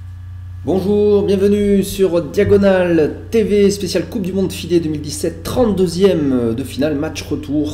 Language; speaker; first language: French; native; French